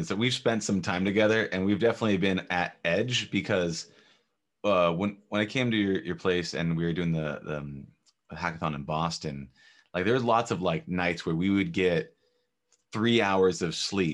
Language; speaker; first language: English; native; English